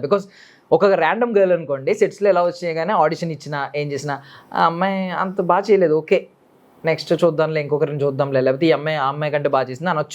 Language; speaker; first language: Telugu; native; Telugu